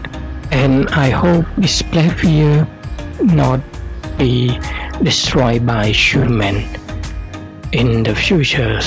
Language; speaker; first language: English; non-native, learner; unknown